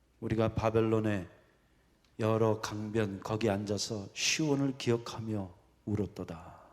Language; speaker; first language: Korean; early bilingual, heritage; Korean